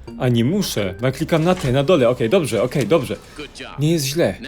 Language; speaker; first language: Polish; native; Polish